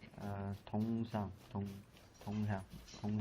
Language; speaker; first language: Korean; non-native, learner; Chinese